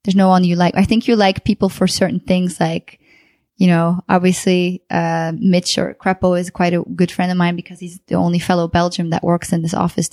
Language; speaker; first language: English; non-native, fluent; Dutch